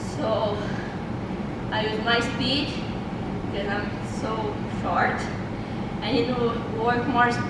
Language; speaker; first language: English; non-native, learner; Portuguese